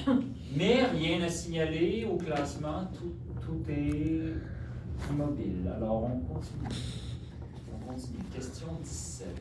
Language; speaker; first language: French; native; French